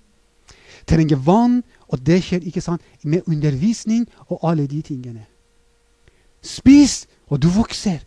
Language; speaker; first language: Norwegian; non-native, fluent; Persian